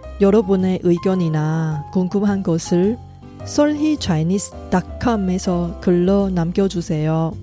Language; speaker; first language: Korean; non-native, fluent; Chinese